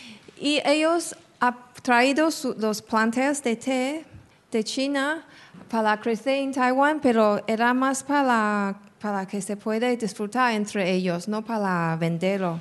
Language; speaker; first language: Spanish; non-native, fluent; Chinese